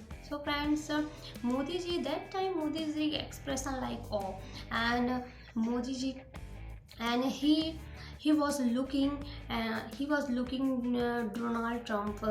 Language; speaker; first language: English; non-native, learner; Hindi